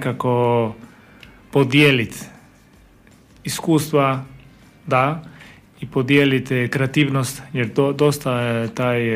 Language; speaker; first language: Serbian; non-native, learner; Spanish